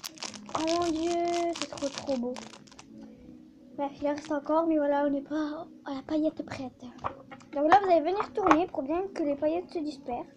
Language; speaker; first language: French; native; French